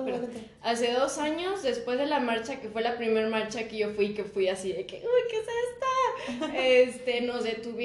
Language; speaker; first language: Spanish; native; Spanish